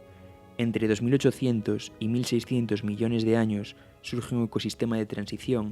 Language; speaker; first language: Spanish; native; Spanish